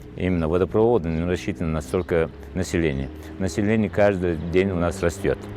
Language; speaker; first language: Russian; non-native, local second language; Ingush